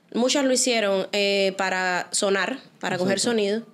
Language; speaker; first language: Spanish; native; Spanish